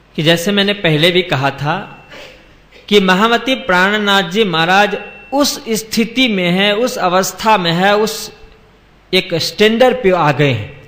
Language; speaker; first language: Hindi; non-native, local second language; Gujarati